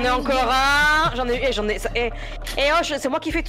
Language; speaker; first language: French; native; French